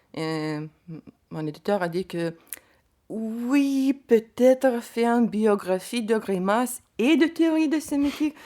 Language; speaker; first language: French; non-native, learner; Lithuanian